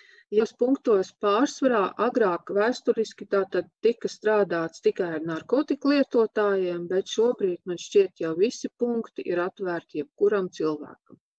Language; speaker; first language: Latvian; native; Latvian